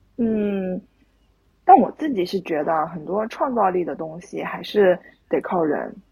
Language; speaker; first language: Chinese; native; Chinese